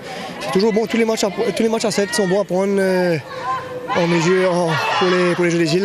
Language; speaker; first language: French; non-native, local second language; Morisyen